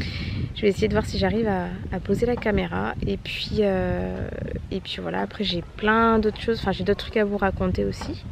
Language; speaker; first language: French; native; French